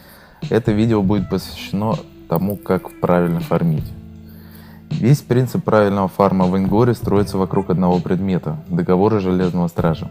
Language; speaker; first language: Russian; native; Russian